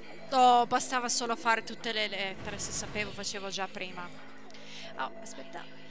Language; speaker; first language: Italian; early bilingual, other home language; English